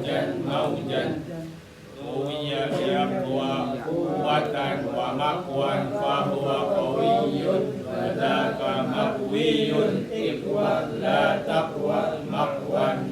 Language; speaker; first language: Arabic; non-native, learner; Indonesian